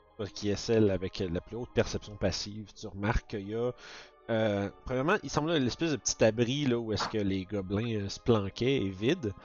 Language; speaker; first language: French; native; French